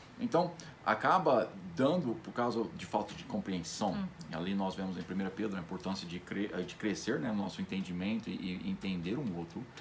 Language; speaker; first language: Portuguese; non-native, fluent; English